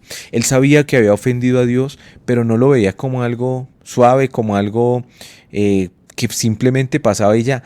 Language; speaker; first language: Spanish; native; Spanish